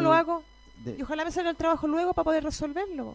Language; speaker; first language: Spanish; native; Spanish